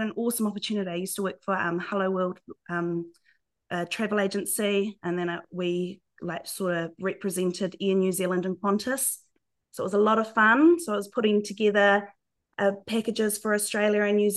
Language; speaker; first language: English; native; English